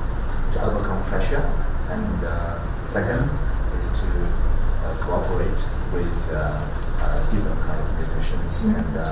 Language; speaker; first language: English; non-native, fluent; Chinese